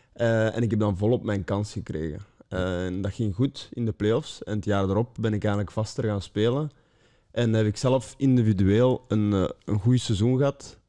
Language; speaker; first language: Dutch; native; Dutch